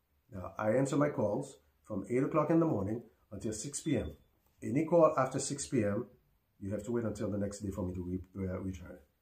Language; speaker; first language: English; non-native, fluent; Haitian Creole